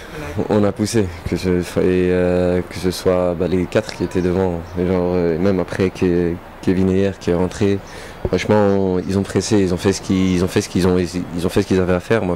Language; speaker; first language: French; native; French